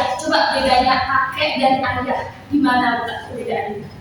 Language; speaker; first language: Indonesian; native; Indonesian